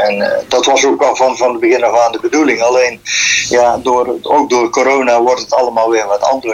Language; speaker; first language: Dutch; native; Dutch